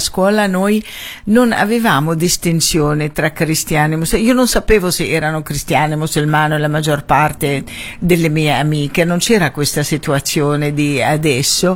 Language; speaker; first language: Italian; non-native, fluent; Arabic